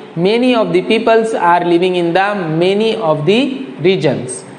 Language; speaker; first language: English; non-native, local second language; Marathi